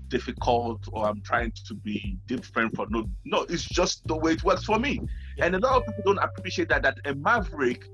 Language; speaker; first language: English; non-native, local second language; Yoruba